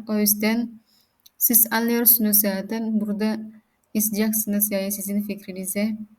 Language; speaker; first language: Turkish; non-native, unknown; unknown